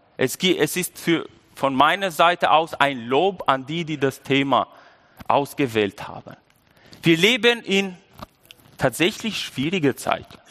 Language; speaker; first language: German; non-native, fluent; Albanian